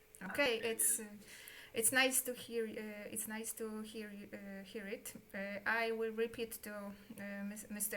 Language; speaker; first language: English; non-native, learner; Polish